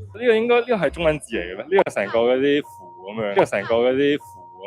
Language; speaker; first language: Chinese; non-native, learner; English